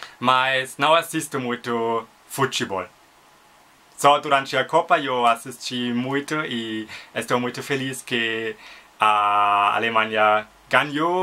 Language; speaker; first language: Portuguese; non-native, fluent; German